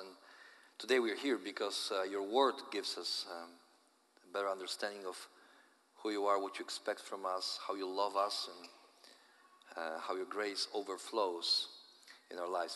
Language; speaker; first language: English; non-native, fluent; Polish